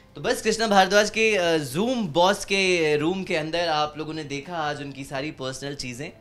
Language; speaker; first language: Hindi; native; Hindi